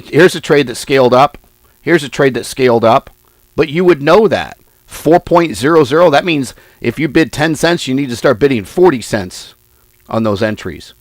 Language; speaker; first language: English; native; English